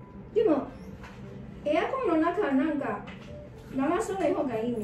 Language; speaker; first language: Japanese; non-native, fluent; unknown